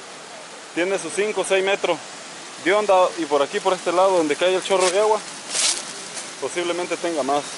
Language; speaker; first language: Spanish; native; Spanish